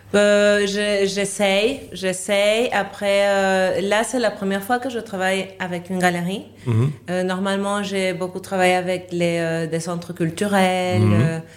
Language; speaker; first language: French; non-native, fluent; Spanish